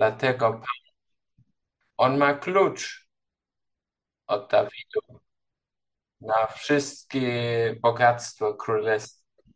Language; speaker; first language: Polish; non-native, learner; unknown